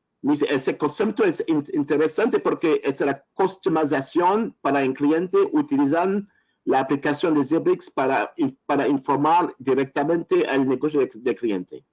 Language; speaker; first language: Spanish; non-native, learner; French